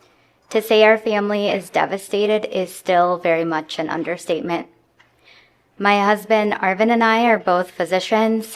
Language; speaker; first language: English; native; English